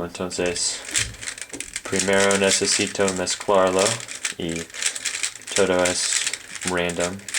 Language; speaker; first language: Spanish; non-native, learner; English